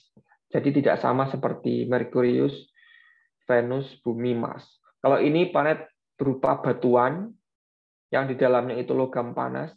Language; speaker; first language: Indonesian; native; Indonesian